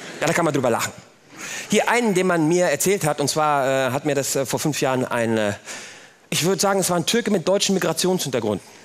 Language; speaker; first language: German; early bilingual, other home language; Turkish